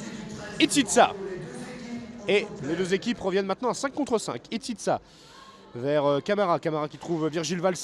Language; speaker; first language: French; native; French